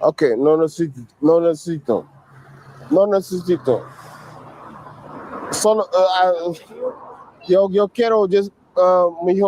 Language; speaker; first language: Spanish; non-native, learner; English